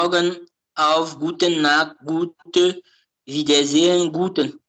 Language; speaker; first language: German; non-native, learner; French